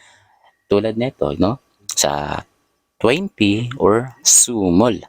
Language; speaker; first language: Filipino; native; Filipino